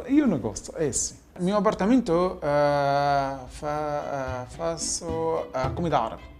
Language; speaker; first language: Portuguese; non-native, learner; Arabic